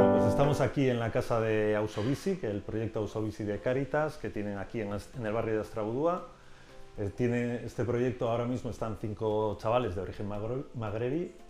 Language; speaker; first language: Spanish; native; Spanish